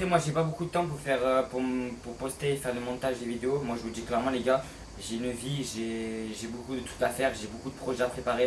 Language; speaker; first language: French; native; French